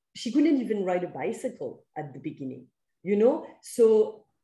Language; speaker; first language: English; non-native, fluent; French